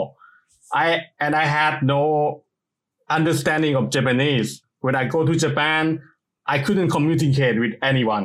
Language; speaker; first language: English; non-native, fluent; Thai